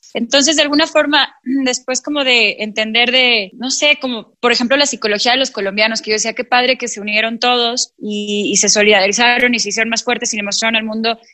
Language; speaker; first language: Spanish; native; Spanish